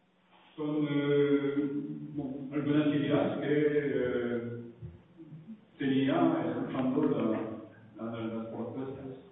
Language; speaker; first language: Spanish; non-native, fluent; French